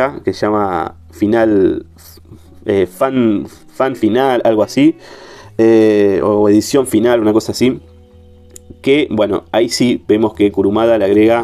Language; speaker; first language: Spanish; native; Spanish